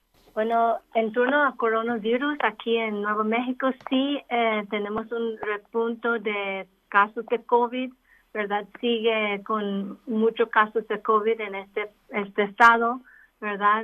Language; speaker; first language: Spanish; non-native, local second language; English